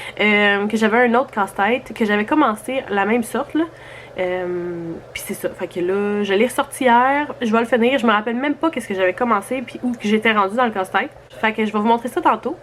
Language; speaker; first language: French; native; French